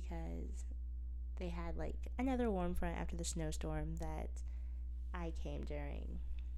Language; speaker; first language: English; native; English